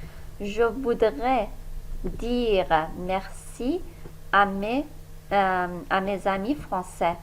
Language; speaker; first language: French; non-native, fluent; Persian